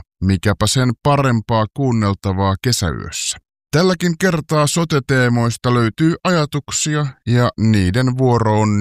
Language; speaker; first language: Finnish; native; Finnish